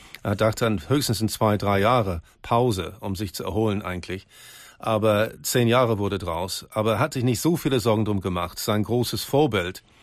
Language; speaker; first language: German; native; German